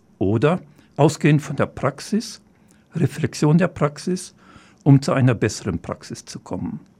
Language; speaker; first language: German; native; German